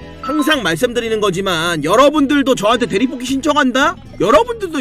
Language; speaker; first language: Korean; native; Korean